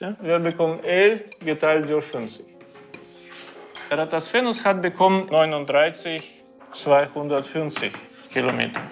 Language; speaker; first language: German; non-native, fluent; Russian